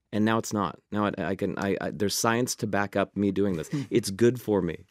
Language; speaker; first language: English; native; English